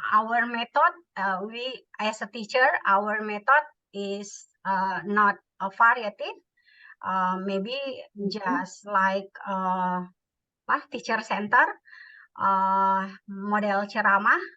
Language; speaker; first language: English; non-native, learner; Indonesian